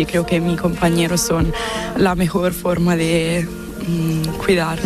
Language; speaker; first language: Spanish; non-native, fluent; Italian